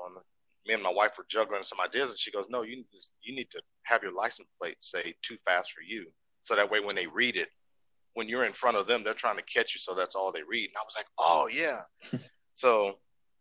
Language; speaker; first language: English; native; English